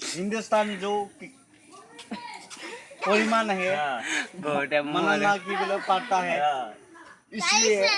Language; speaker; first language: Hindi; non-native, local second language; Assamese